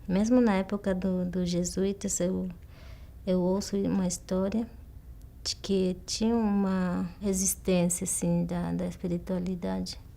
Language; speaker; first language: Portuguese; non-native, local second language; Guarani